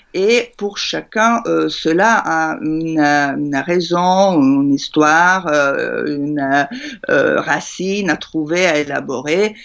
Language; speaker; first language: French; non-native, fluent; Italian